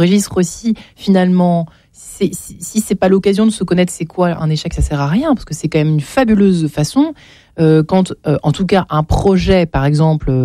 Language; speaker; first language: French; native; French